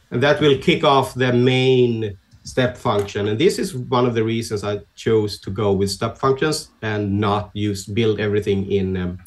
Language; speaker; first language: English; non-native, fluent; Swedish